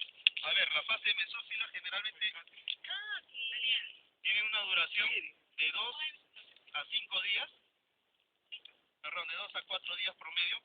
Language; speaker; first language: Spanish; native; Spanish